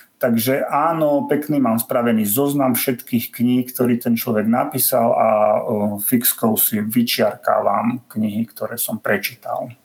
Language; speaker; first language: Slovak; native; Slovak